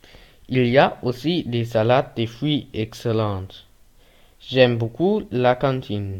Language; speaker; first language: French; non-native, learner; German